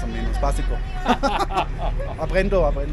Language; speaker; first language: Spanish; non-native, learner; German